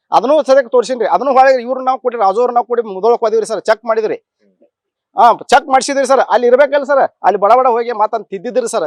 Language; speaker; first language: Kannada; native; Kannada